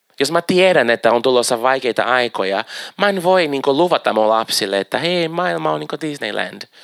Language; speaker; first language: Finnish; non-native, fluent; Portuguese